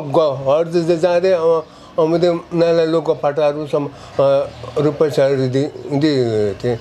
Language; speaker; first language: Nepali; native; Nepali